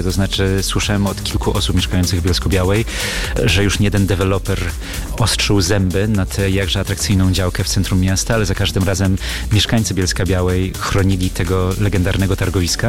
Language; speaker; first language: Polish; native; Polish